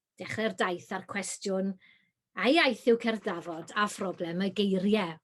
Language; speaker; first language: Welsh; native; Welsh